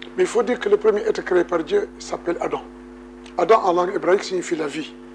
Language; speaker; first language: French; non-native, local second language; Wolof